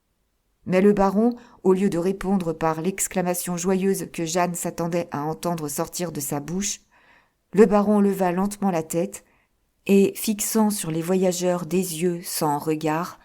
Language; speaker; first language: French; native; French